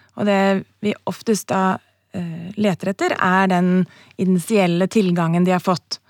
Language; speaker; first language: Norwegian; native; Norwegian